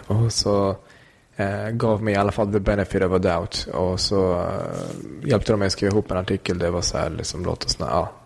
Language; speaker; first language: Swedish; early bilingual, other home language; Kurdish